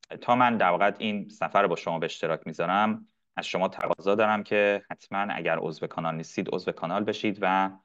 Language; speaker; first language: Persian; non-native, local second language; Arabic